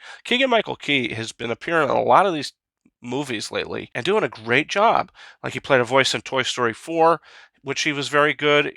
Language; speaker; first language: English; native; English